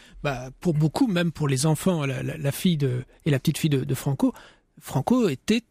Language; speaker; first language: French; native; French